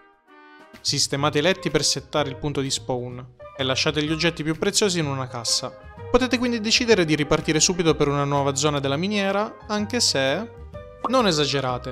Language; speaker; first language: Italian; native; Italian